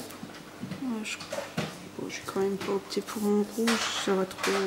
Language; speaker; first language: French; native; French